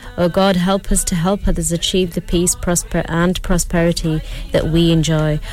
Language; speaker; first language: English; early bilingual, other home language; Urdu